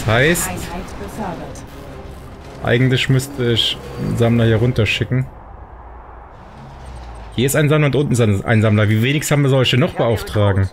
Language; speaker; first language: German; native; German